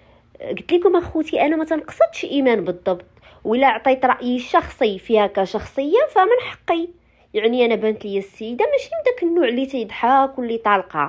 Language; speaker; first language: Arabic; native; Arabic